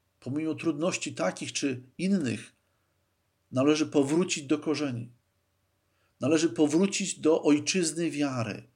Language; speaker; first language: Polish; native; Polish